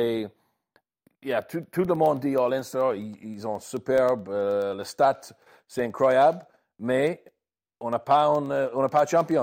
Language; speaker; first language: French; non-native, learner; English